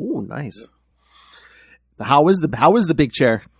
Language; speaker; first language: English; native; English